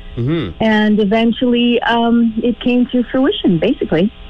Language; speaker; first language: English; native; English